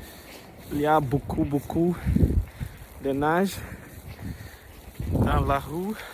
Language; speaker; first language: French; non-native, learner; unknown